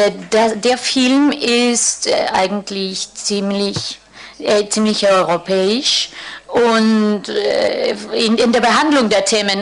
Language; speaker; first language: German; non-native, fluent; Spanish